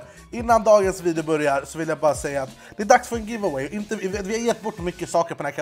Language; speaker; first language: Swedish; native; Swedish